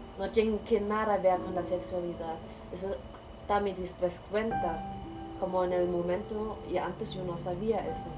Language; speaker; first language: Spanish; non-native, learner; German